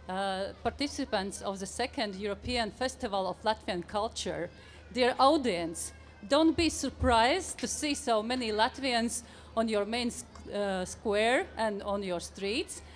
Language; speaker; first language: English; non-native, fluent; Latvian